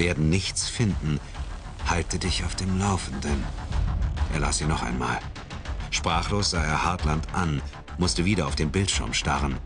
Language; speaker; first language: German; native; German